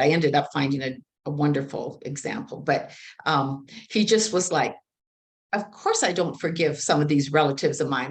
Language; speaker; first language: English; native; English